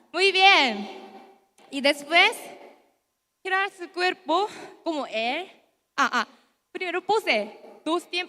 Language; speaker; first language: Spanish; non-native, learner; Korean